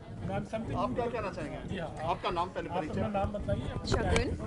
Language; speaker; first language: Hindi; native; Hindi